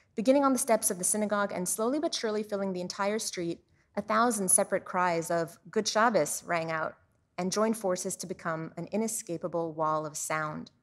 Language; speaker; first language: English; native; English